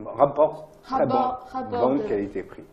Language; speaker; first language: French; native; French